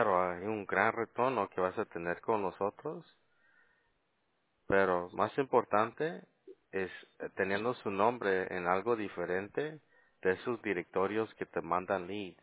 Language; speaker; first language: Spanish; early bilingual, heritage; Spanish